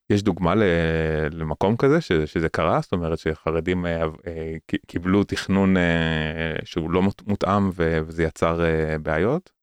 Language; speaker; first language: Hebrew; native; Hebrew